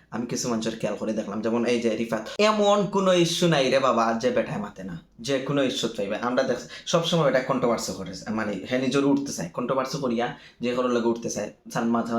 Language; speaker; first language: Bangla; native; Bangla